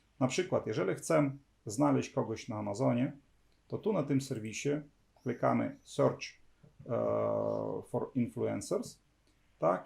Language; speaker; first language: Polish; non-native, fluent; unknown